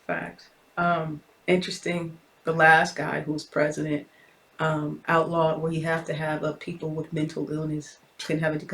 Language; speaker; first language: English; native; English